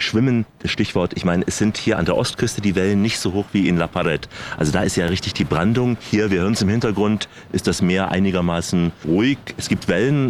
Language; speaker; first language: German; native; German